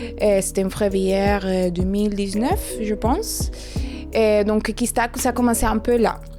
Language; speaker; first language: French; non-native, fluent; Spanish